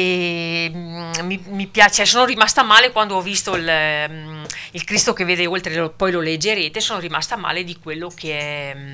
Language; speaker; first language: Italian; native; Italian